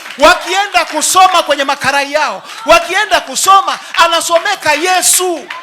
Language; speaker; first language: Swahili; native; Swahili